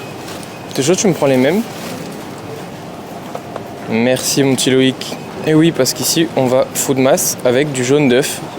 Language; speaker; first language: French; native; French